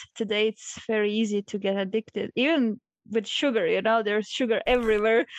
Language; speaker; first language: English; non-native, fluent; Croatian